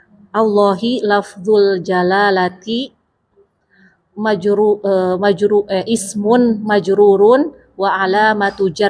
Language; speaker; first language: Arabic; non-native, learner; Indonesian